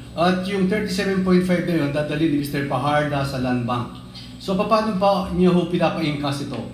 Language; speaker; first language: Filipino; native; Filipino